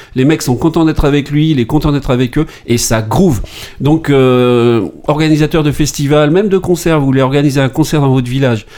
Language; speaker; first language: French; native; French